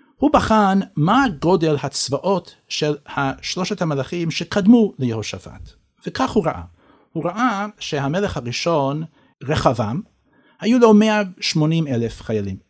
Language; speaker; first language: Hebrew; non-native, fluent; English